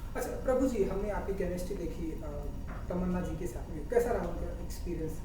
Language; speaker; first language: Hindi; native; Hindi